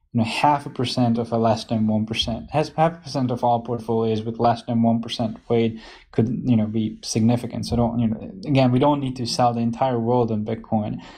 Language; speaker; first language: English; non-native, fluent; Hungarian